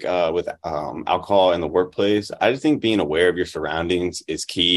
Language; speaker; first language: English; native; English